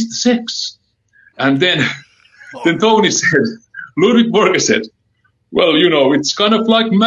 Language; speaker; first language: English; non-native, fluent; Finnish